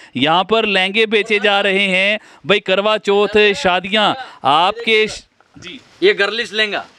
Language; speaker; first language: Hindi; native; Hindi